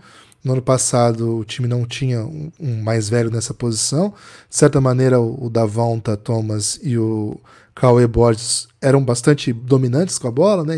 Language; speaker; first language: Portuguese; native; Portuguese